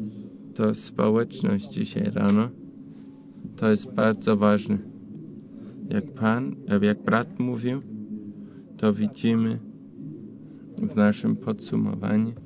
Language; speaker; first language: Polish; non-native, fluent; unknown